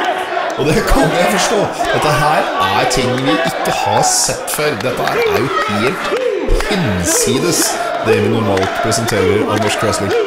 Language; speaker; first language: Norwegian; native; Norwegian